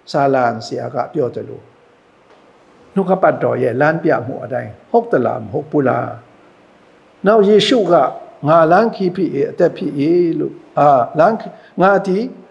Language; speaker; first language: Burmese; non-native, local second language; Hakha Chin